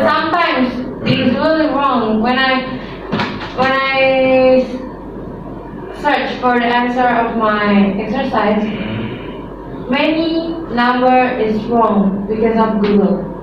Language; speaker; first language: English; non-native, learner; Indonesian